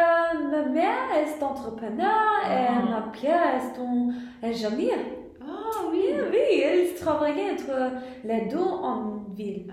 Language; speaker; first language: French; non-native, learner; English